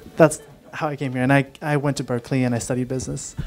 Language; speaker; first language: English; native; English